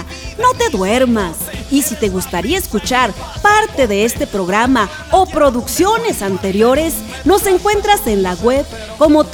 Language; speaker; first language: Spanish; native; Spanish